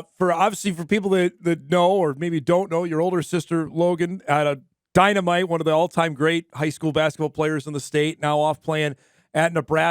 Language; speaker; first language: English; native; English